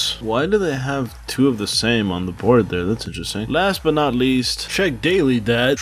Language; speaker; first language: English; native; English